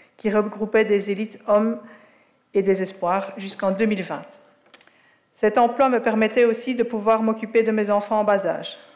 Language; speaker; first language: French; native; French